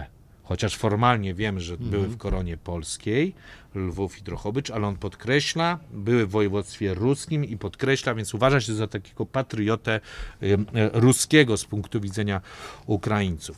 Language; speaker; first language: Polish; native; Polish